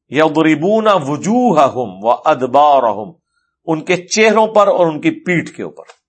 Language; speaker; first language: Urdu; non-native, local second language; Punjabi